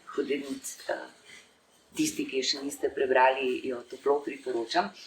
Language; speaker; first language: English; non-native, fluent; Slovenian